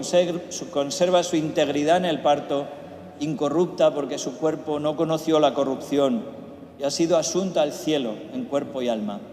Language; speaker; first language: Spanish; native; Spanish